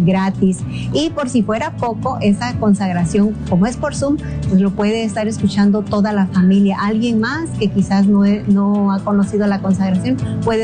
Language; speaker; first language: Spanish; native; Spanish